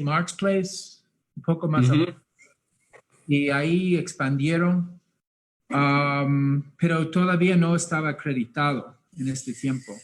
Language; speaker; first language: Spanish; early bilingual, heritage; English